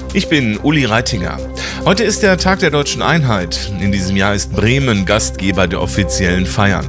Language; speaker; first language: German; native; German